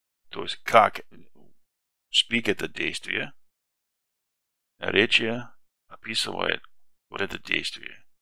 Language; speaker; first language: Russian; non-native, fluent; English